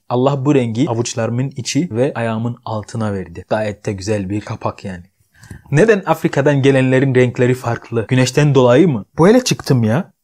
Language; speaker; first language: Turkish; non-native, fluent; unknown